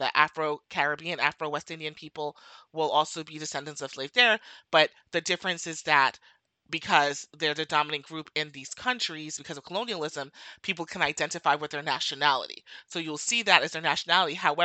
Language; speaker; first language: English; native; English